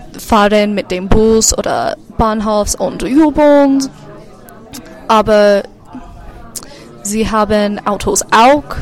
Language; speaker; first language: German; non-native, learner; English